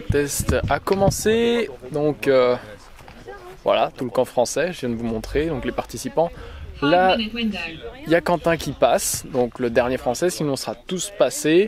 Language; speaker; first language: French; native; French